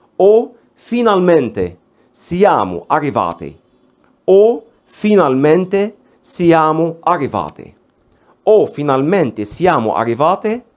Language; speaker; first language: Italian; non-native, fluent; Arabic